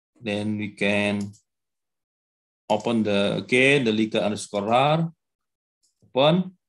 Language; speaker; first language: English; non-native, learner; Indonesian